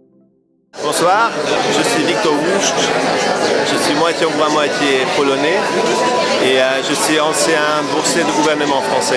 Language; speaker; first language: French; non-native, fluent; Hungarian